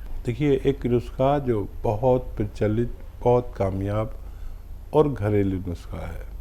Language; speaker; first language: Hindi; native; Hindi